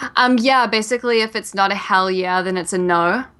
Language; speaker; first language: English; native; English